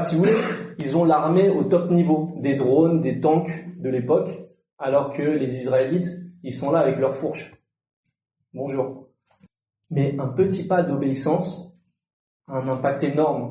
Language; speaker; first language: French; native; French